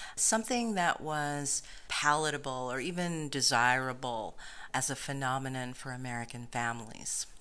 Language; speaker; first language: English; native; English